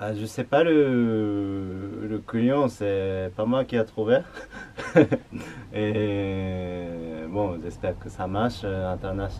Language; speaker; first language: French; non-native, learner; Japanese